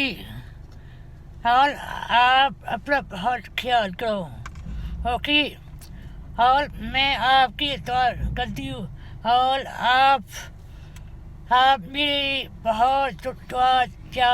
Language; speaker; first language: Hindi; non-native, learner; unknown